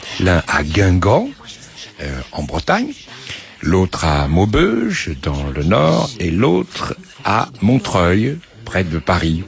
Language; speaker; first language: French; native; French